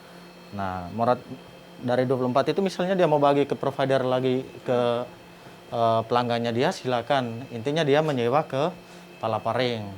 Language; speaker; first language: Indonesian; native; Indonesian